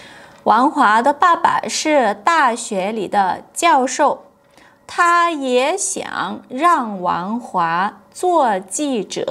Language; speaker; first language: Chinese; non-native, fluent; Portuguese